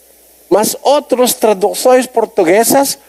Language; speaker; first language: Portuguese; non-native, learner; Filipino